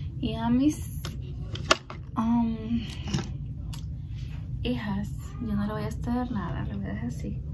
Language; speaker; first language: Spanish; early bilingual, heritage; Spanish